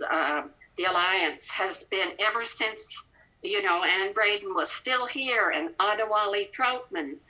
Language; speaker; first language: English; native; English